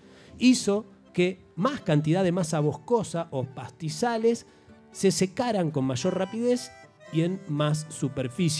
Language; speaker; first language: Spanish; native; Spanish